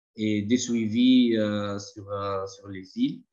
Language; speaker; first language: French; non-native, local second language; Arabic